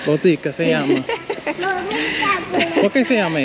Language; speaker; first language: Spanish; non-native, learner; English